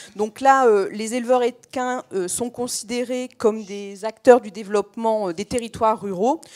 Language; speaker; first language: French; native; French